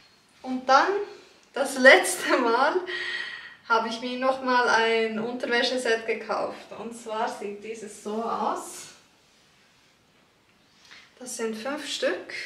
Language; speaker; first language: German; early bilingual, other home language; Turkish